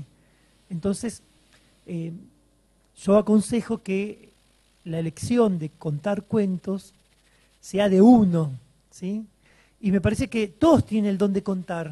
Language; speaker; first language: Spanish; native; Spanish